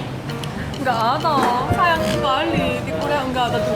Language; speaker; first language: Indonesian; non-native, fluent; Korean